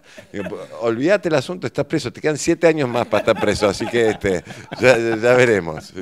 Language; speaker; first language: Spanish; native; Spanish